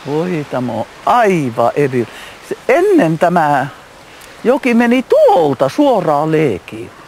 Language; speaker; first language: Finnish; early bilingual, heritage; Finnish